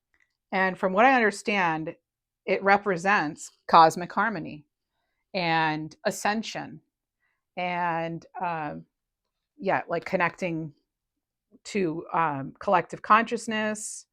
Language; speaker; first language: English; native; English